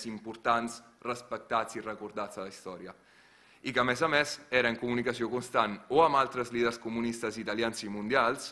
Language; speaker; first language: Catalan; non-native, fluent; Italian